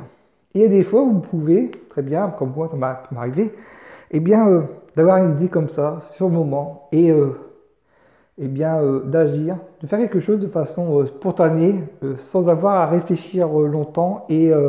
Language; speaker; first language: French; native; French